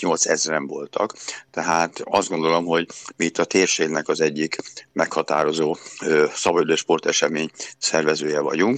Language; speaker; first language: Hungarian; native; Hungarian